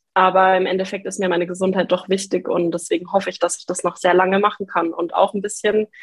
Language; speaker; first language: German; native; German